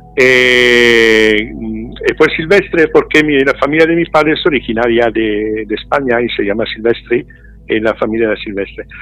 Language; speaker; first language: Spanish; non-native, fluent; Italian